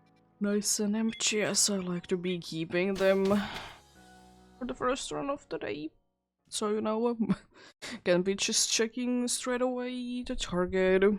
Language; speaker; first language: English; non-native, fluent; Finnish